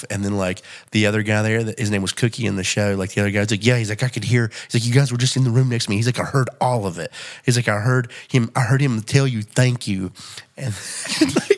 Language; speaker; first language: English; native; English